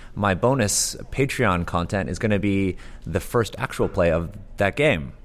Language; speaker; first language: English; native; English